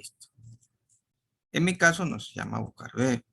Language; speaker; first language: Spanish; native; Spanish